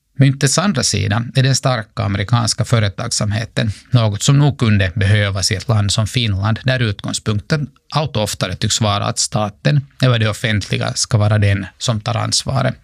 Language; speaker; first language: Swedish; native; Swedish